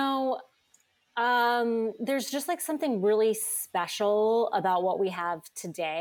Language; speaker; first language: English; native; English